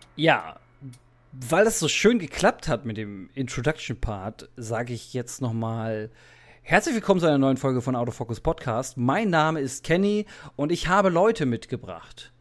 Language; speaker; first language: German; native; German